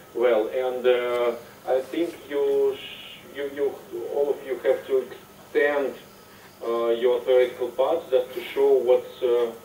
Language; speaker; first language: English; non-native, fluent; Russian